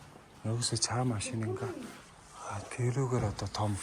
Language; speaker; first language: Korean; non-native, learner; Mongolian